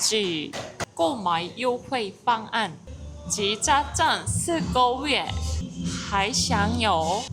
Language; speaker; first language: Chinese; non-native, learner; Korean